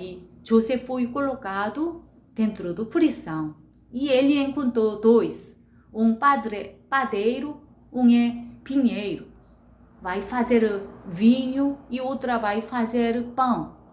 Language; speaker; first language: Portuguese; non-native, learner; Korean